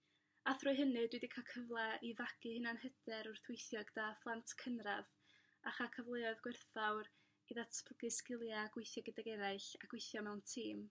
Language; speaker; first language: Welsh; native; Welsh